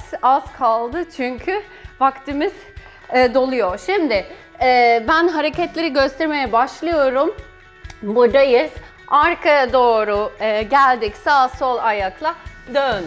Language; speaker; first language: Turkish; non-native, fluent; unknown